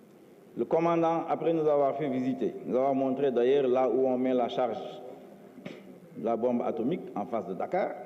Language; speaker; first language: French; non-native, local second language; Wolof